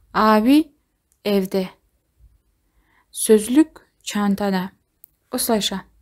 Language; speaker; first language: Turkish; non-native, fluent; Kazakh